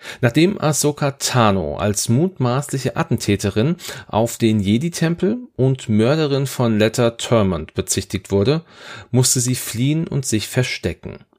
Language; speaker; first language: German; native; German